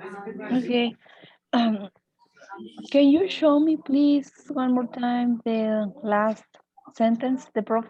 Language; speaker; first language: English; non-native, learner; Spanish